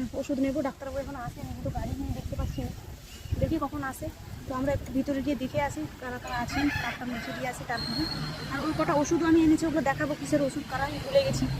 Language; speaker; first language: Bangla; non-native, local second language; Santali